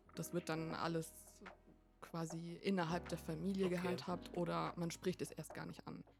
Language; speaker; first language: German; early bilingual, other home language; Vietnamese